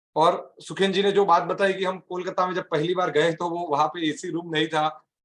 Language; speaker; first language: Hindi; native; Hindi